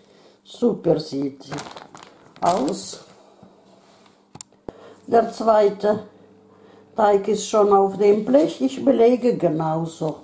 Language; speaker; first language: German; non-native, fluent; Russian